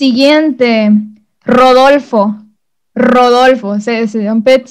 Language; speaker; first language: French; non-native, fluent; Spanish